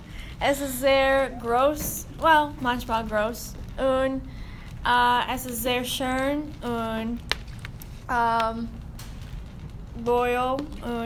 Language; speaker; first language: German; non-native, learner; English